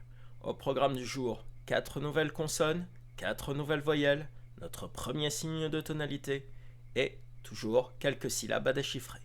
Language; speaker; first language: French; native; French